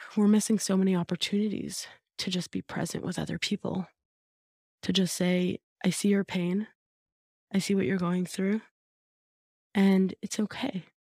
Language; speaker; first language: English; native; English